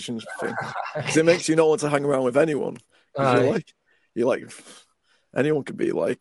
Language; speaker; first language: English; native; English